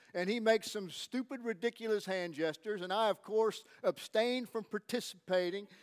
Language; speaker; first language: English; native; English